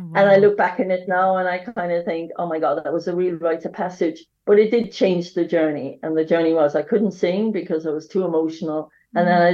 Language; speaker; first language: English; native; English